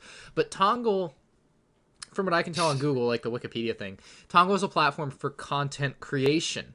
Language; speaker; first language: English; native; English